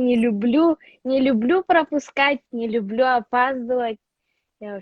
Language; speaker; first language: Russian; non-native, local second language; Yakut